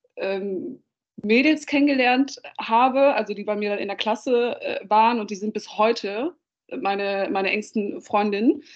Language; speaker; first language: German; early bilingual, other home language; Dutch